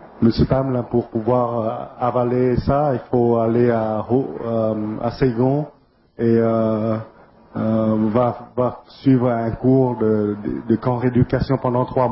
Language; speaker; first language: French; non-native, fluent; Vietnamese